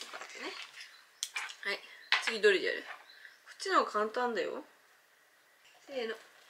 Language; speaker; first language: Japanese; native; Japanese